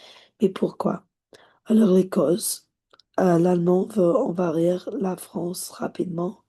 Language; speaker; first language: French; non-native, learner; English